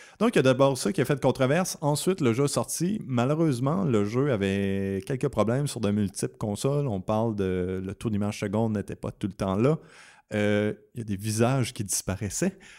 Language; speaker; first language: French; native; French